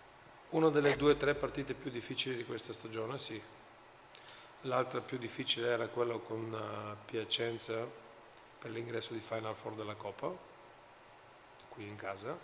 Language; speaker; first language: Italian; non-native, fluent; Bulgarian